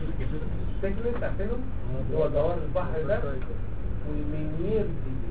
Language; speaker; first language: Arabic; native; Arabic